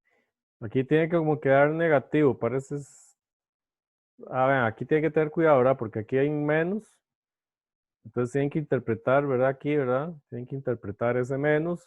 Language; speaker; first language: Spanish; native; Spanish